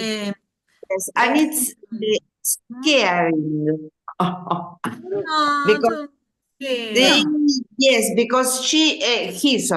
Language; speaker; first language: English; non-native, learner; Spanish